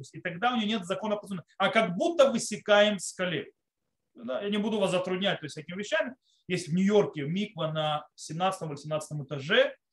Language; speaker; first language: Russian; early bilingual, heritage; Russian